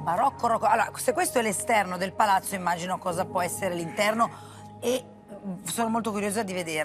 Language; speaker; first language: Italian; native; Italian